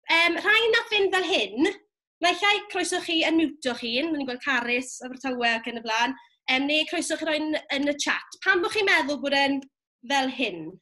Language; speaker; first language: Welsh; native; Welsh